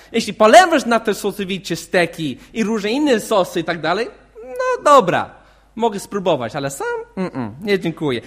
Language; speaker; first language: Polish; non-native, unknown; English